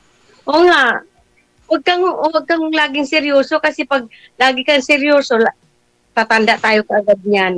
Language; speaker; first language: Filipino; non-native, local second language; Cebuano